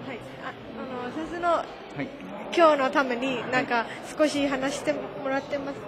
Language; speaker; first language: Japanese; non-native, learner; Burmese